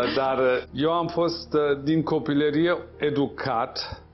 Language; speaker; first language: Romanian; non-native, fluent; Persian